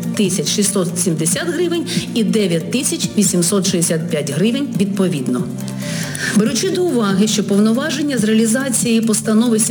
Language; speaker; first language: Ukrainian; native; Ukrainian